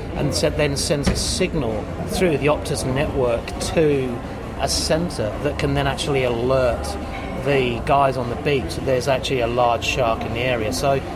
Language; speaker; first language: English; native; English